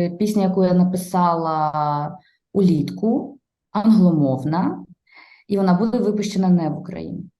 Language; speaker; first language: Ukrainian; non-native, local second language; Russian